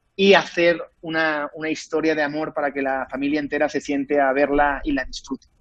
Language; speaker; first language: Spanish; native; Spanish